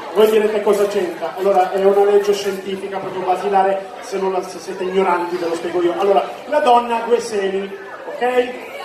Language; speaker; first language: Italian; native; Italian